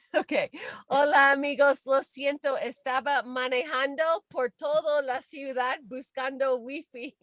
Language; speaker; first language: Spanish; non-native, fluent; English